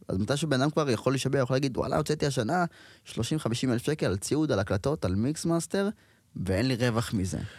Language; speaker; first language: Hebrew; native; Hebrew